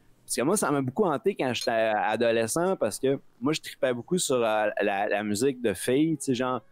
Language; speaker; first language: French; native; French